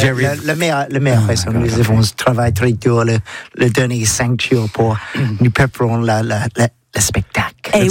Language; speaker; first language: French; non-native, learner; English